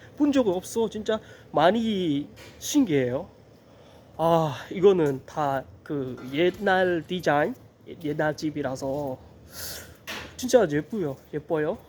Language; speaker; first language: Korean; non-native, learner; Khmer